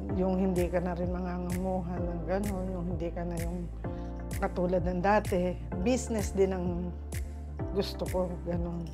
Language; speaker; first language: Filipino; native; Filipino